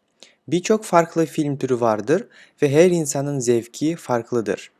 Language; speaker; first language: Turkish; non-native, fluent; Kyrgyz